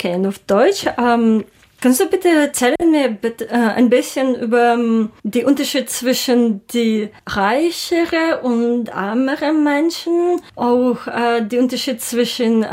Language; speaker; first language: German; non-native, learner; Ukrainian